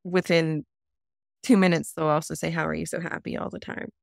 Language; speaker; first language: English; native; English